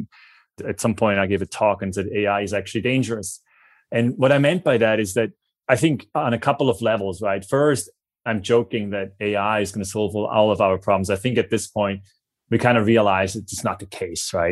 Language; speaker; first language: English; non-native, fluent; German